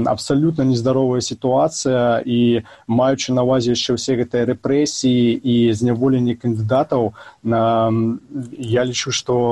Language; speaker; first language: Belarusian; native; Belarusian